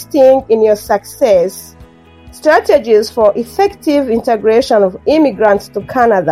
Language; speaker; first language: English; non-native, local second language; Kinyarwanda